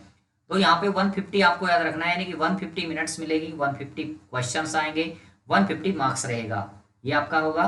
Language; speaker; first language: Hindi; native; Hindi